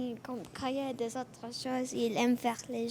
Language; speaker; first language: French; non-native, learner; English